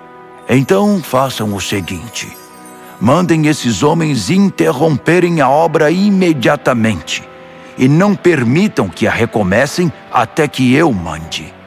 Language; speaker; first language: Portuguese; native; Portuguese